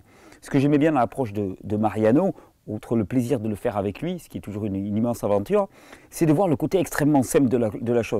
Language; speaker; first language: French; native; French